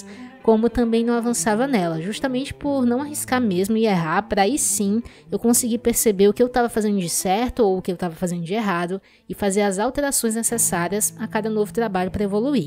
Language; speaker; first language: Portuguese; native; Portuguese